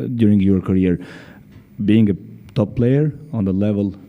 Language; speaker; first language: English; non-native, fluent; Albanian